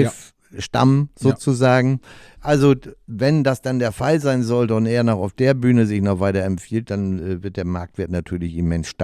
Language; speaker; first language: German; native; German